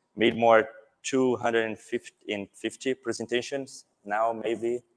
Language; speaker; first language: English; non-native, fluent; Portuguese